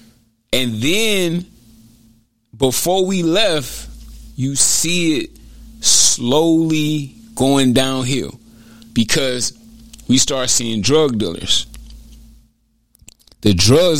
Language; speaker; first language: English; native; English